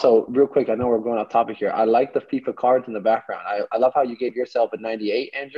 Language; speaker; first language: English; early bilingual, other home language; Greek